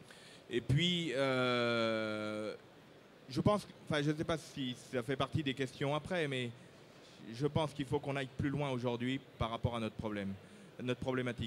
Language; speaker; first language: French; native; French